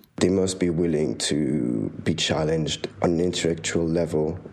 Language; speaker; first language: English; non-native, fluent; French